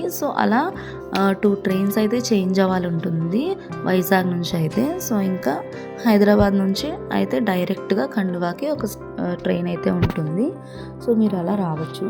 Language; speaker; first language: Telugu; native; Telugu